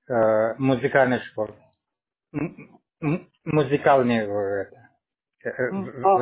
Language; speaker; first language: Russian; non-native, local second language; Tajik